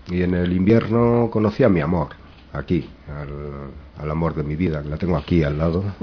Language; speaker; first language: Spanish; native; Spanish